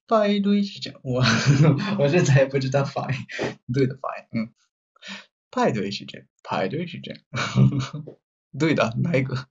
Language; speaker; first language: Chinese; non-native, learner; Japanese